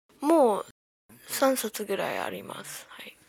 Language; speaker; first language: Japanese; early bilingual, heritage; Japanese